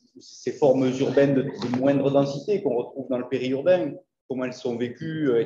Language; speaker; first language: French; native; French